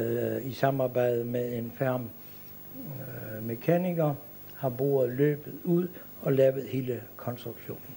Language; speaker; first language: Danish; native; Danish